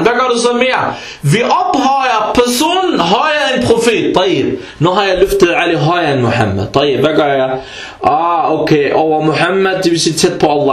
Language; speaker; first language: Danish; early bilingual, other home language; Arabic